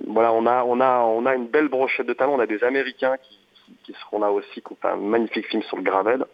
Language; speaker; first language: French; native; French